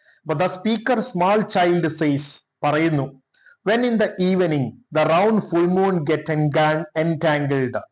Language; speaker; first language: English; non-native, local second language; Malayalam